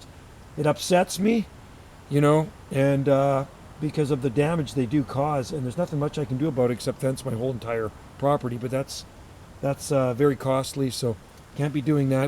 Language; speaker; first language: English; native; English